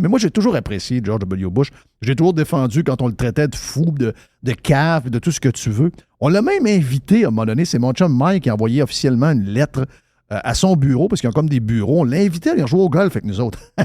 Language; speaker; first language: French; native; French